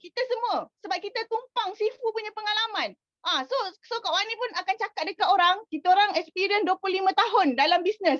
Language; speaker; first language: Malay; native; Malay